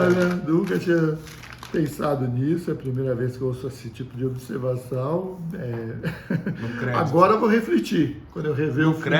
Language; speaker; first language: Portuguese; native; Portuguese